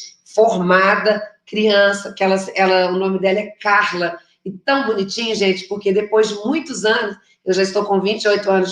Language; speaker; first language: Portuguese; native; Portuguese